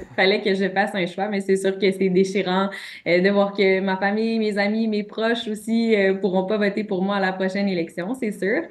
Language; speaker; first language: French; native; French